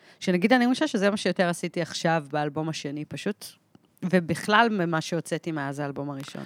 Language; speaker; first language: Hebrew; early bilingual, other home language; English